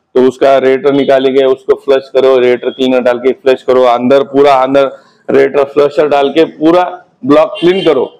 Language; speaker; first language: Hindi; non-native, local second language; Marathi